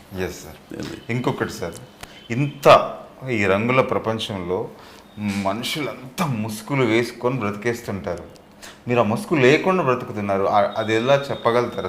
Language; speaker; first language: Telugu; native; Telugu